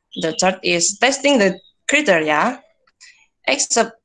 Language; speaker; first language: English; non-native, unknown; Indonesian